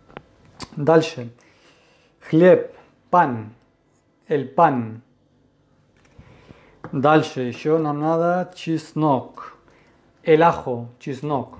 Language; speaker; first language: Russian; non-native, fluent; Spanish